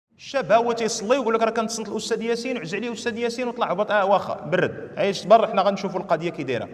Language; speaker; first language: Arabic; native; Arabic